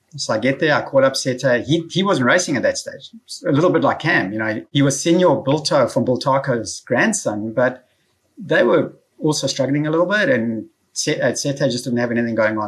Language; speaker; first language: English; native; English